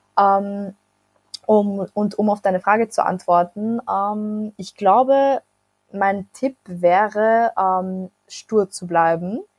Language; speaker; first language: German; early bilingual, other home language; Macedonian